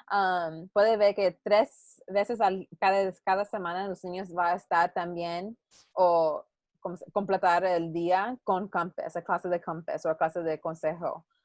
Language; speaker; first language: Spanish; non-native, learner; English